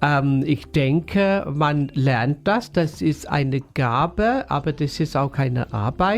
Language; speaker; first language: German; non-native, fluent; English